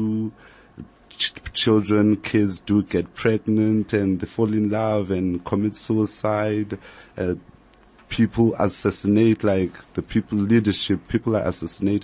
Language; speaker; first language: English; non-native, local second language; Xhosa